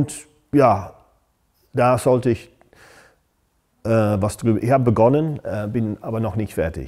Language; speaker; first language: German; non-native, fluent; English